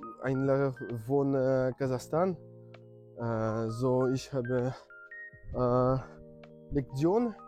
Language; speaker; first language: German; non-native, learner; French